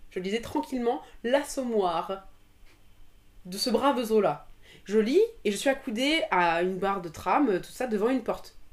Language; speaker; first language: French; native; French